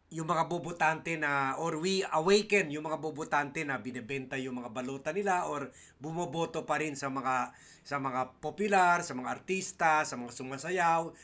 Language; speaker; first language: Filipino; non-native, local second language; Chavacano